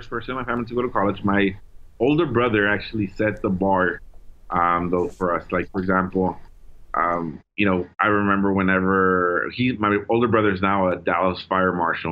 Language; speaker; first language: English; early bilingual, other home language; Spanish